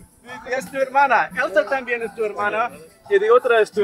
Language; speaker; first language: Spanish; non-native, learner; English